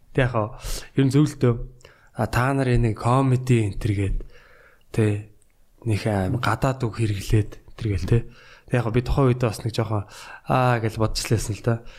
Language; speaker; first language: Mongolian; native; Mongolian